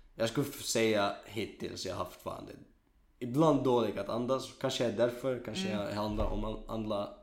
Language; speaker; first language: Swedish; non-native, learner; Kurdish